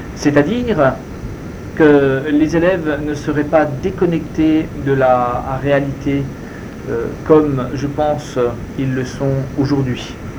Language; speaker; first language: French; non-native, fluent; Spanish